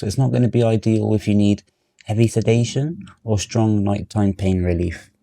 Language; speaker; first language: English; native; English